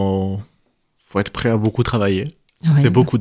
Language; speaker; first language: French; native; French